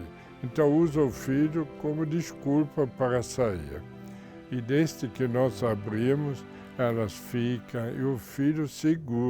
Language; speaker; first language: Portuguese; non-native, fluent; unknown